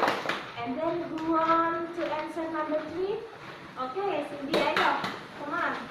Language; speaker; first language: English; non-native, learner; Indonesian